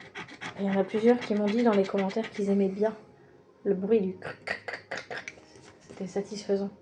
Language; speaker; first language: French; native; French